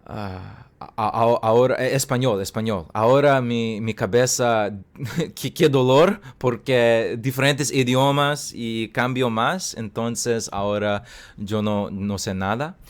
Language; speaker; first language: Spanish; non-native, learner; English